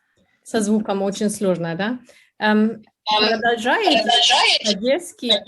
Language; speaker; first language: Russian; non-native, fluent; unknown